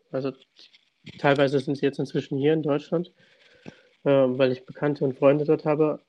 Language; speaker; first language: German; early bilingual, other home language; Russian